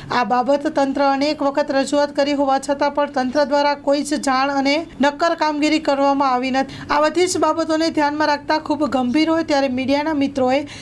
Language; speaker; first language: Gujarati; native; Gujarati